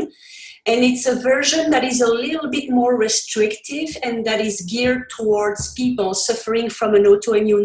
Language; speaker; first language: English; non-native, fluent; French